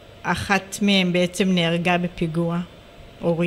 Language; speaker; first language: Hebrew; early bilingual, other home language; Amharic